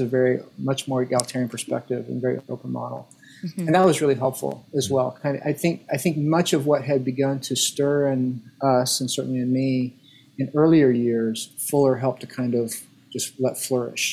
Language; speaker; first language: English; native; English